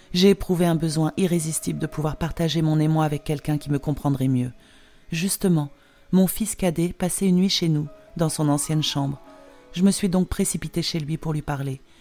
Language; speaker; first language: French; non-native, fluent; Polish